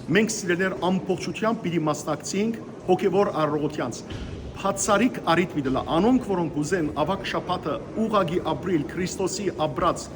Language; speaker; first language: Armenian; native; Armenian